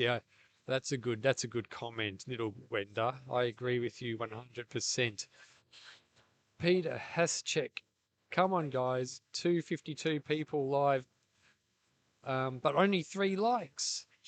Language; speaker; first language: English; native; English